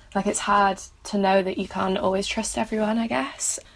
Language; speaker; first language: English; native; English